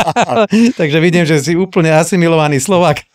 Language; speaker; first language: Slovak; native; Slovak